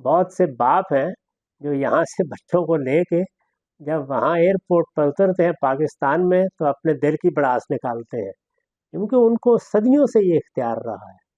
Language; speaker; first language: Urdu; non-native, local second language; Punjabi